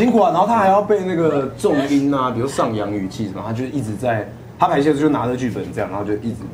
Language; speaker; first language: Chinese; native; Chinese